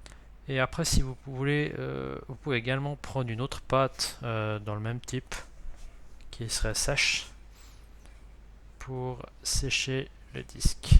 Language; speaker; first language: French; native; French